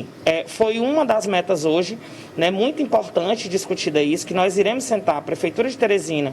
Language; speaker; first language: Portuguese; native; Portuguese